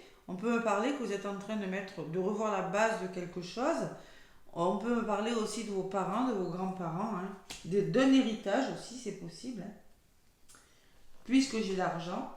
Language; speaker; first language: French; native; French